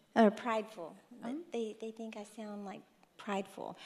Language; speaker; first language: English; native; English